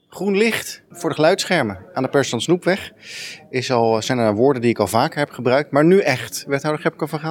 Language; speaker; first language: Dutch; native; Dutch